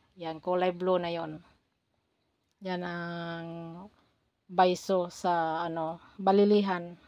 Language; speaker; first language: Filipino; non-native, local second language; Cebuano